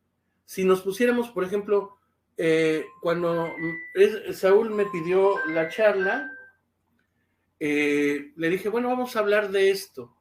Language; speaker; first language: Spanish; native; Spanish